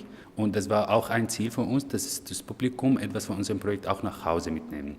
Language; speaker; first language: German; non-native, fluent; Arabic